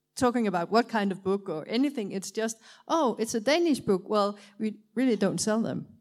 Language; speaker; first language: English; non-native, fluent; Danish